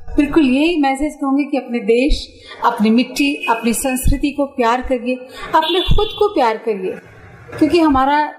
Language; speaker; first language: Hindi; native; Hindi